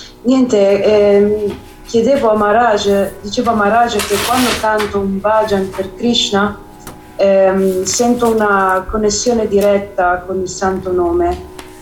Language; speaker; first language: Italian; native; Italian